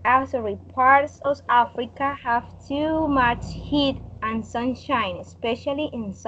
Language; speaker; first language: English; non-native, learner; Spanish